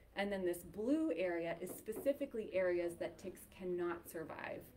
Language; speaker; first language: English; native; English